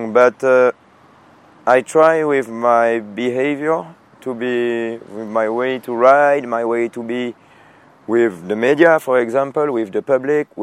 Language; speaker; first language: English; non-native, fluent; French